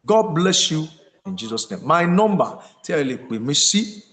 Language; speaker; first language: English; non-native, local second language; Yoruba